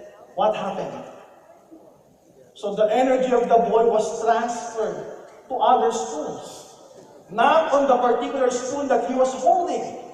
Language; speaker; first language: English; non-native, local second language; Filipino